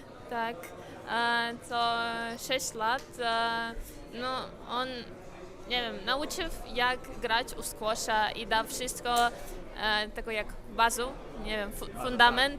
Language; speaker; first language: Polish; non-native, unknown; Ukrainian